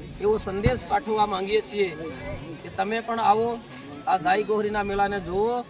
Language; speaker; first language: Gujarati; non-native, local second language; Bhili